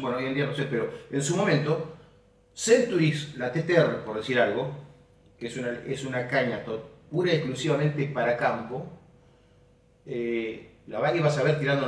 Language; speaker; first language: Spanish; native; Spanish